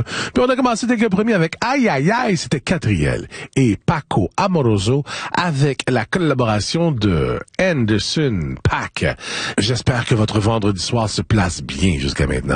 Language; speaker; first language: French; native; French